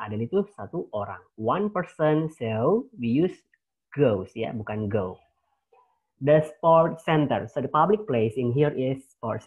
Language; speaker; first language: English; non-native, fluent; Indonesian